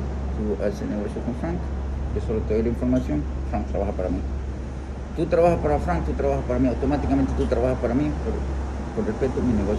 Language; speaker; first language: Spanish; native; Spanish